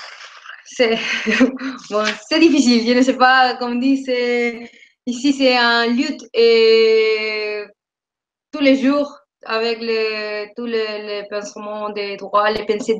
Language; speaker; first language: French; non-native, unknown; Spanish